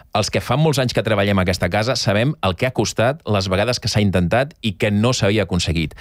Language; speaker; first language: Catalan; native; Catalan